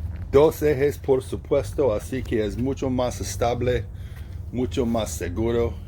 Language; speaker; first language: Spanish; non-native, fluent; English